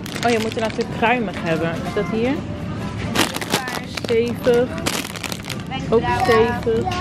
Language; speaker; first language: Dutch; native; Dutch